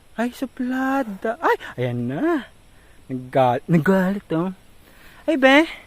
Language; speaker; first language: Filipino; non-native, local second language; Bikol